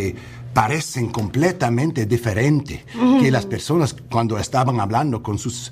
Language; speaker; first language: Spanish; non-native, learner; English